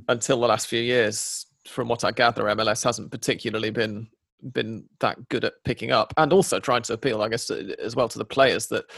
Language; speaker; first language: English; native; English